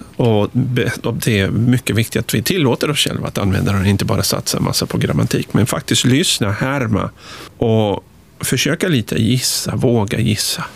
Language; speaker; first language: Swedish; non-native, fluent; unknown